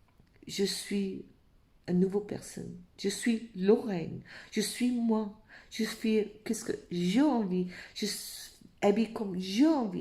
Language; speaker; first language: French; non-native, fluent; English